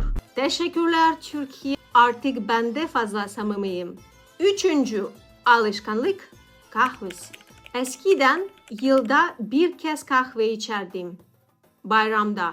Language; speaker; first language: Turkish; non-native, learner; Russian